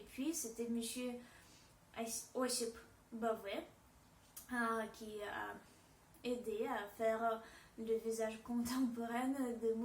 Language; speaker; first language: French; non-native, fluent; Russian